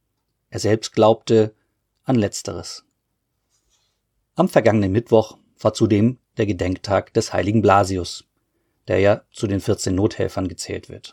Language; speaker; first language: German; native; German